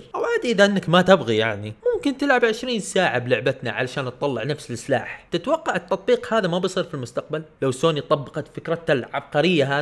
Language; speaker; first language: Arabic; native; Arabic